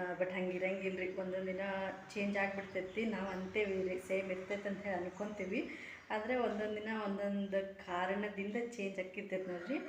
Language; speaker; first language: Kannada; native; Kannada